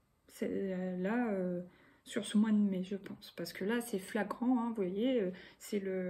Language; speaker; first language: French; native; French